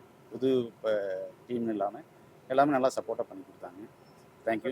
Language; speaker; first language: Tamil; native; Tamil